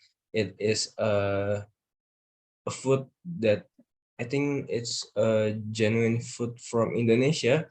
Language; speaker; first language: English; non-native, learner; Indonesian